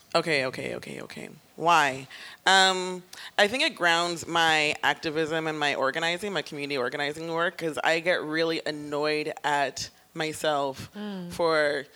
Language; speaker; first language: English; native; English